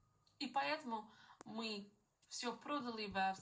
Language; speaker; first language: Russian; non-native, fluent; English